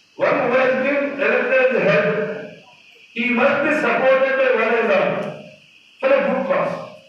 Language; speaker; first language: English; non-native, local second language; Telugu